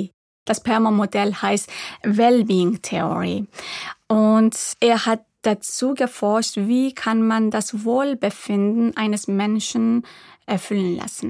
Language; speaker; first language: German; non-native, fluent; Persian